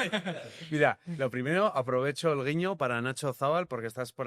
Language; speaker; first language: Spanish; native; Spanish